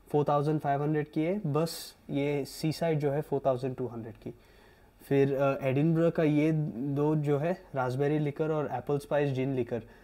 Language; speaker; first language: Hindi; non-native, local second language; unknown